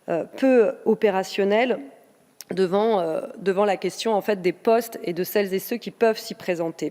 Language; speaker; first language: French; native; French